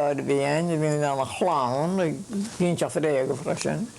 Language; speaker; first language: Irish; native; Irish